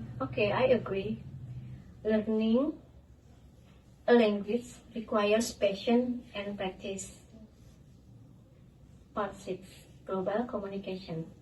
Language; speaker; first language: English; non-native, learner; Indonesian